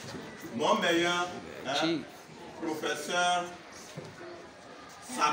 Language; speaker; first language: French; non-native, fluent; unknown